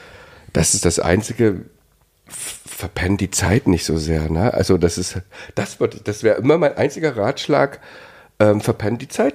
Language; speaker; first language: German; native; German